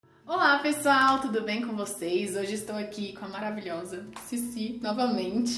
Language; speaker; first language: Portuguese; early bilingual, heritage; Portuguese